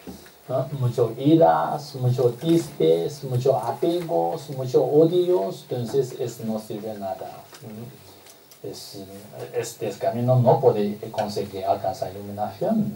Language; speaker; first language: Spanish; non-native, learner; Tibetan